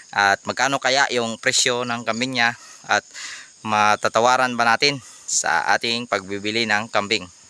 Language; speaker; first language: Filipino; non-native, local second language; Cebuano